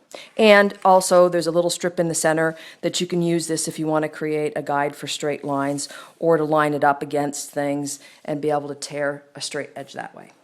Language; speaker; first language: English; native; English